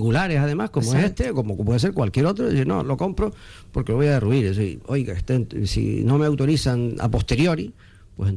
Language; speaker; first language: Spanish; native; Spanish